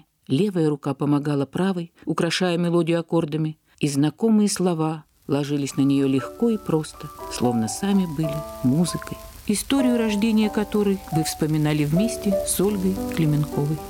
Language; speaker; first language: Russian; native; Russian